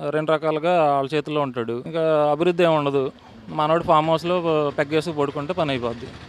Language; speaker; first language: Telugu; native; Telugu